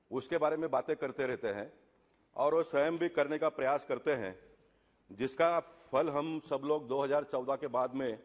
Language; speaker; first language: Hindi; non-native, local second language; Tulu